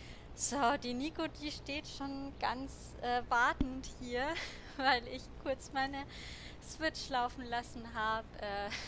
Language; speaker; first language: German; native; German